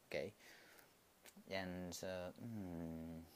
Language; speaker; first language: English; non-native, learner; Japanese